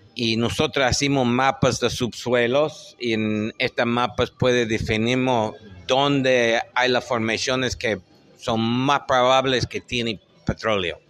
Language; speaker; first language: Spanish; non-native, fluent; English